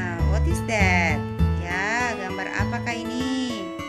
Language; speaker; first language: English; non-native, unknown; Indonesian